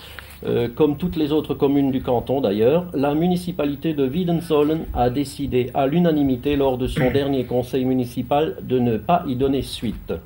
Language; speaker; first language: French; native; French